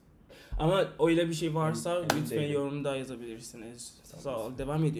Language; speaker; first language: Turkish; non-native, learner; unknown